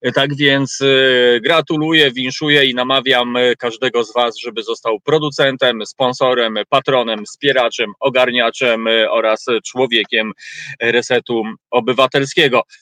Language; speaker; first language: Polish; native; Polish